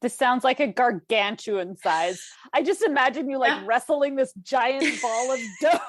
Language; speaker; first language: English; native; English